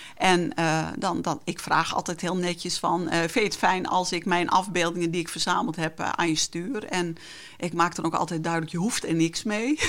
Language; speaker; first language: Dutch; non-native, local second language; Western Frisian